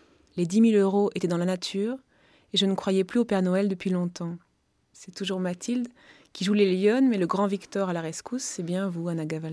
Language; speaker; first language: French; native; French